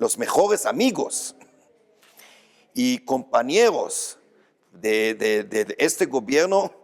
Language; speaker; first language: Spanish; non-native, fluent; Hebrew